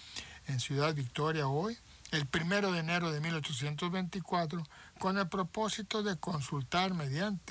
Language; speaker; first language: Spanish; native; Spanish